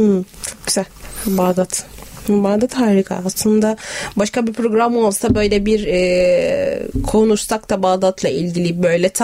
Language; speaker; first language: Turkish; non-native, fluent; Arabic